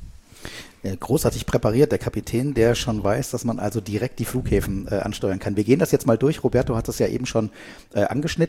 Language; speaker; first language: German; native; German